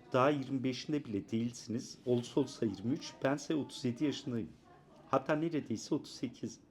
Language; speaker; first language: Turkish; non-native, local second language; Kurdish